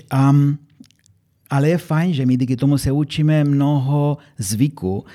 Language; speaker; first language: Czech; non-native, fluent; Romanian